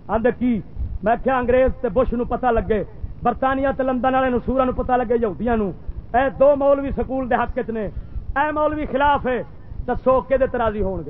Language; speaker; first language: Urdu; native; Urdu